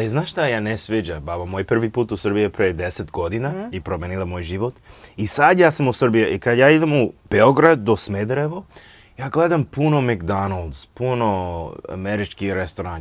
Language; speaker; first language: Bosnian; non-native, learner; English